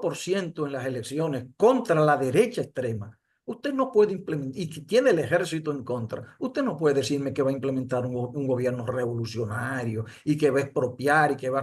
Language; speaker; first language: Spanish; native; Spanish